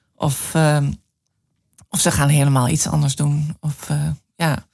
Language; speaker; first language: Dutch; native; Dutch